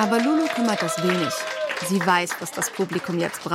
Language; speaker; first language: German; native; German